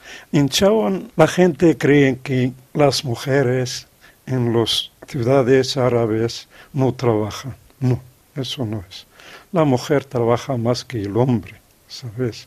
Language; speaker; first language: Spanish; non-native, fluent; Arabic